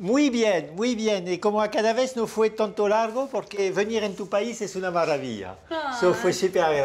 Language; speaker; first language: Spanish; non-native, fluent; French